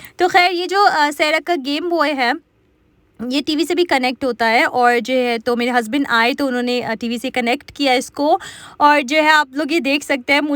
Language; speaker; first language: Urdu; native; Urdu